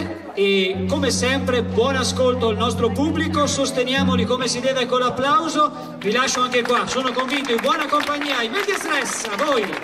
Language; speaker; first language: Italian; native; Italian